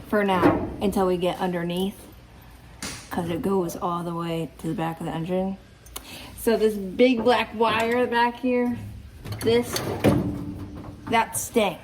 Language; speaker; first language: English; native; English